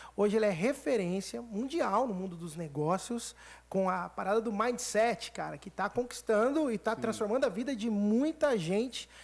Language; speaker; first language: Portuguese; native; Portuguese